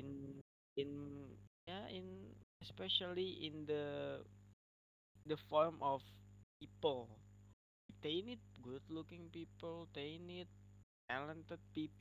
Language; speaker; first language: English; non-native, learner; Indonesian